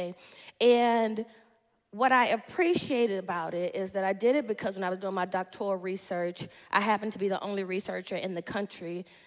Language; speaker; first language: English; native; English